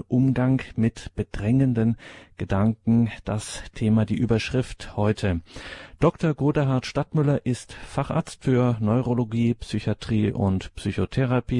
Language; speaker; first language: German; native; German